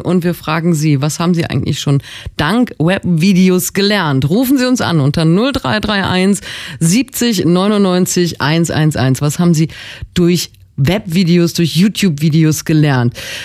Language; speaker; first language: German; native; German